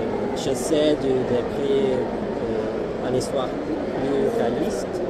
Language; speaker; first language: French; non-native, fluent; Spanish